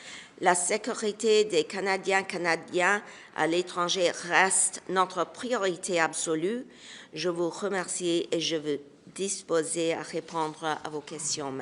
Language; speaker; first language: French; non-native, local second language; English